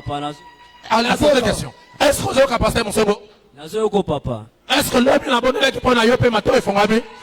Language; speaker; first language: French; non-native, local second language; Lingala